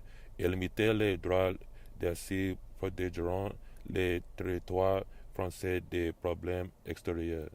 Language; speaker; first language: French; non-native, learner; English